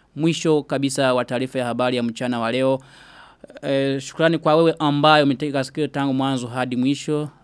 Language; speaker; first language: Swahili; non-native, local second language; Rundi